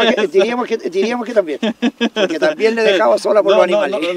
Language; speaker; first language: Spanish; native; Spanish